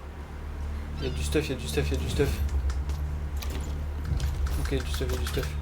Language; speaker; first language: French; native; French